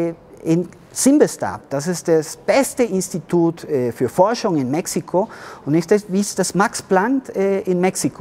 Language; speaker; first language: German; early bilingual, heritage; German